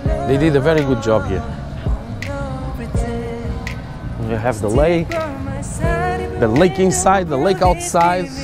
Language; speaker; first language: English; non-native, fluent; Portuguese